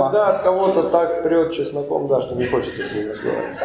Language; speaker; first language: Polish; non-native, learner; Russian